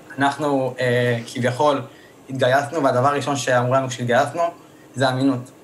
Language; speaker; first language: Hebrew; native; Hebrew